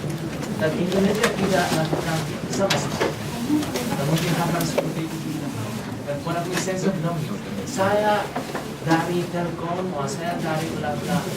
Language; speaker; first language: Indonesian; non-native, fluent; Japanese